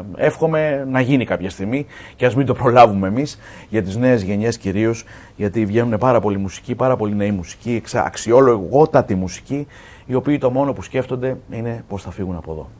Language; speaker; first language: Greek; native; Greek